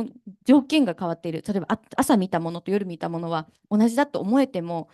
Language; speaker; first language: Japanese; native; Japanese